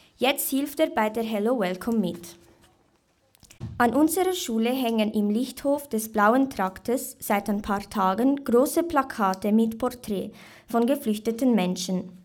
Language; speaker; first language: German; native; German